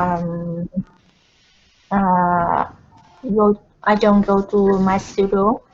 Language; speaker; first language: English; non-native, learner; Vietnamese